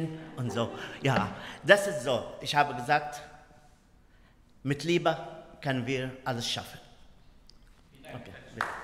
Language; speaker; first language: German; non-native, learner; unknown